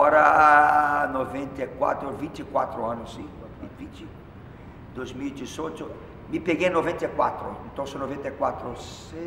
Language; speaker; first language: Spanish; non-native, fluent; Portuguese